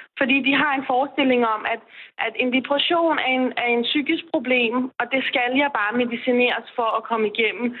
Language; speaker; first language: Danish; non-native, fluent; Persian